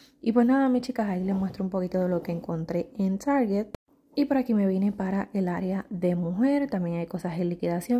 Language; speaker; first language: Spanish; native; Spanish